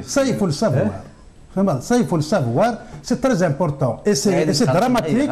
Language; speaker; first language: French; non-native, local second language; Kabyle